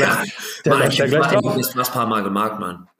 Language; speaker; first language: German; non-native, learner; English